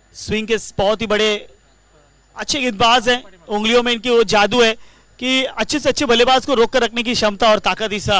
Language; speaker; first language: Hindi; non-native, local second language; Marathi